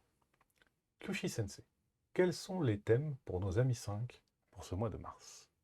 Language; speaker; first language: French; native; French